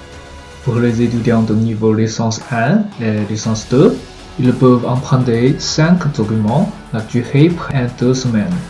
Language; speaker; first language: French; non-native, learner; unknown